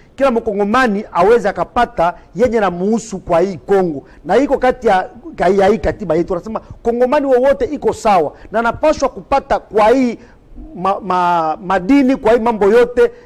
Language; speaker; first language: Swahili; native; Swahili